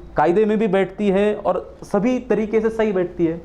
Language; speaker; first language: Hindi; non-native, local second language; Marathi